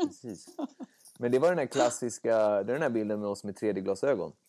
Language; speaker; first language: Swedish; native; Swedish